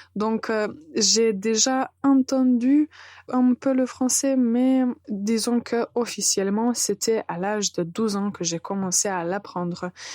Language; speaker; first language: French; non-native, fluent; Serbian